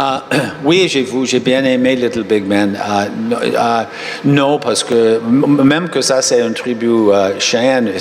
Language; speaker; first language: French; non-native, fluent; English